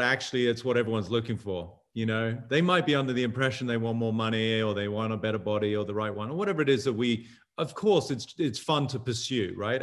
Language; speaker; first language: English; native; English